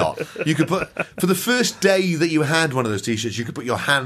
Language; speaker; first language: English; native; English